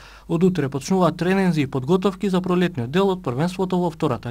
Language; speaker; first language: Macedonian; native; Macedonian